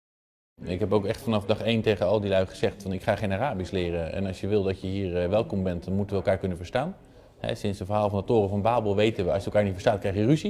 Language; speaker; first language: Dutch; native; Dutch